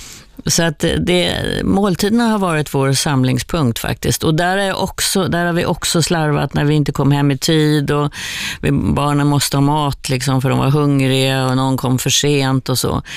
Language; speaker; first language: Swedish; native; Swedish